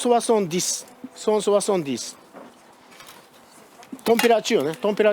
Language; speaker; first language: French; non-native, learner; Japanese